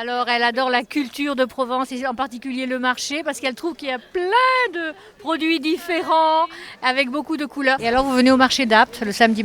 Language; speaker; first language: French; native; French